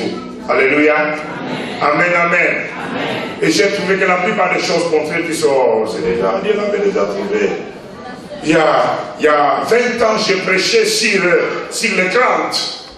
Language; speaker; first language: French; non-native, local second language; Lingala